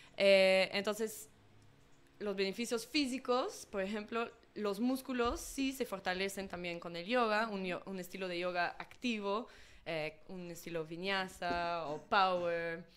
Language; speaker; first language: Spanish; non-native, fluent; English